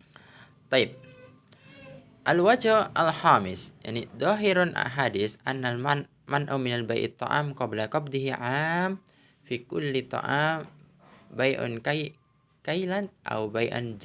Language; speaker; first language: Arabic; non-native, fluent; Indonesian